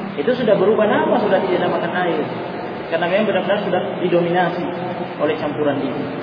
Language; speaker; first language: Indonesian; native; Indonesian